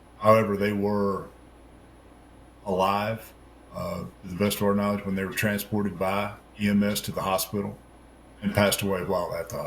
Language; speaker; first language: English; native; English